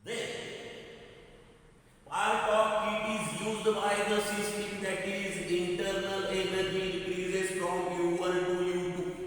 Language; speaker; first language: English; non-native, local second language; Marathi